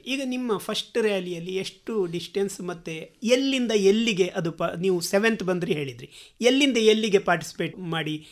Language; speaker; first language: Kannada; native; Kannada